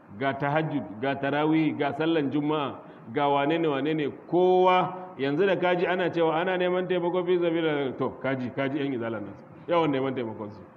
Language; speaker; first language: Hausa; non-native, local second language; Kanuri